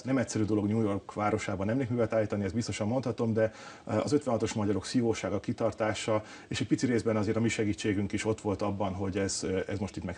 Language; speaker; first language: Hungarian; native; Hungarian